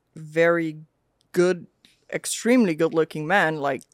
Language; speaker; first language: English; early bilingual, other home language; Swedish